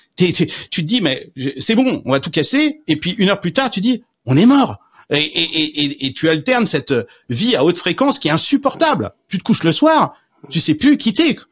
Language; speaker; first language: French; native; French